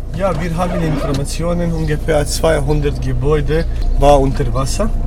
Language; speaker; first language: German; non-native, learner; Bosnian